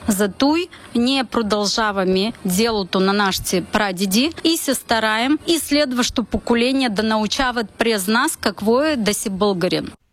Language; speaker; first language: Bulgarian; early bilingual, heritage; Bulgarian